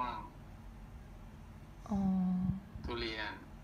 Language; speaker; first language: Thai; native; Thai